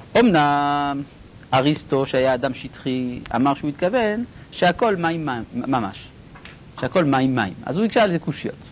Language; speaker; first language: Hebrew; non-native, fluent; French